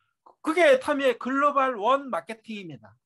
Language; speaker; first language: Korean; native; Korean